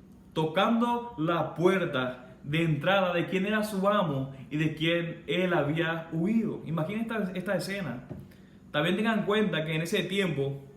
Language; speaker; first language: Spanish; native; Spanish